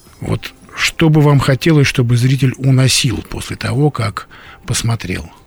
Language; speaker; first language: Russian; native; Russian